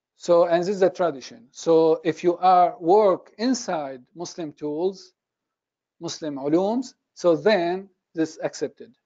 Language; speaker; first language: English; non-native, fluent; Arabic